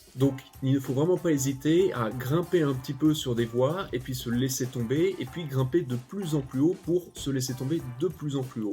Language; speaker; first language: French; native; French